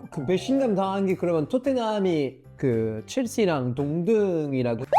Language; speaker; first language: Korean; native; Korean